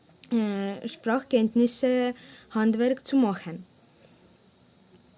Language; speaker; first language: German; non-native, learner; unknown